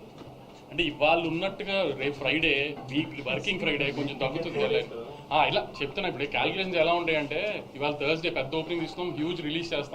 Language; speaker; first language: Telugu; native; Telugu